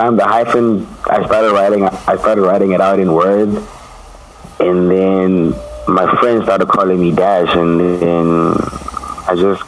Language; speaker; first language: English; non-native, local second language; Tswana